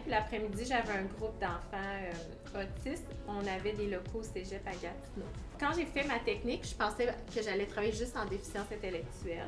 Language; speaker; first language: French; native; French